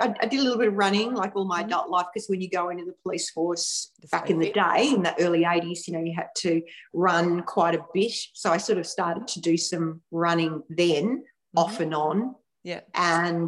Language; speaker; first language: English; native; English